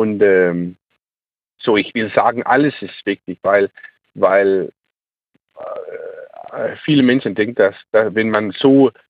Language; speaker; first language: German; non-native, learner; Danish